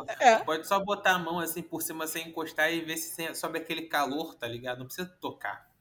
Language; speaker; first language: Portuguese; native; Portuguese